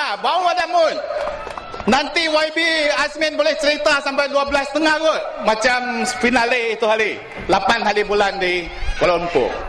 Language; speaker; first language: Malay; non-native, local second language; Chinese